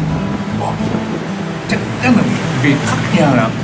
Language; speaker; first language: Vietnamese; non-native, learner; Japanese